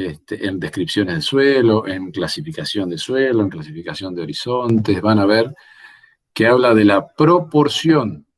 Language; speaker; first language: Spanish; native; Spanish